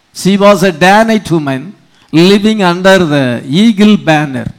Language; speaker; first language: English; non-native, local second language; Tamil